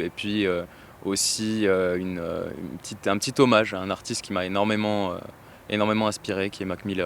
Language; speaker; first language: French; native; French